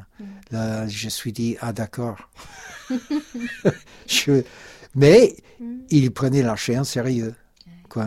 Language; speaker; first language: French; non-native, fluent; English